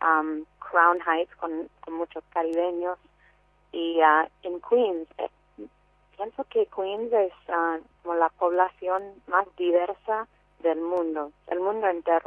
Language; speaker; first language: Spanish; non-native, fluent; English